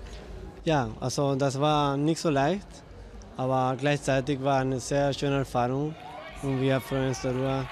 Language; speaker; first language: German; non-native, learner; Spanish